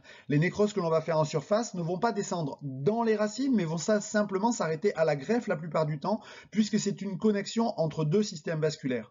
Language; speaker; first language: French; native; French